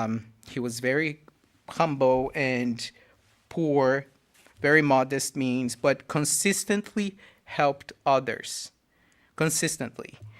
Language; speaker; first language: English; non-native, fluent; Portuguese